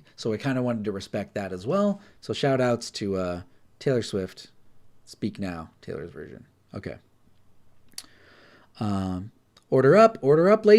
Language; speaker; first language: English; native; English